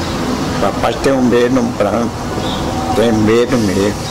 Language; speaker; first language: Portuguese; non-native, local second language; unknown